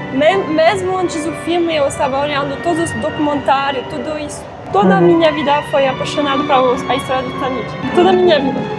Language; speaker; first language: Portuguese; non-native, fluent; French